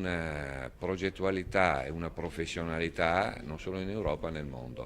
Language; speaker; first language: Italian; native; Italian